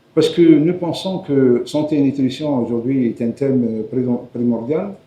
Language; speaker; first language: French; non-native, local second language; Arabic